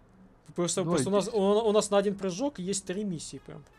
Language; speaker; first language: Russian; native; Russian